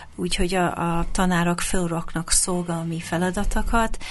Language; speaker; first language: Hungarian; non-native, fluent; English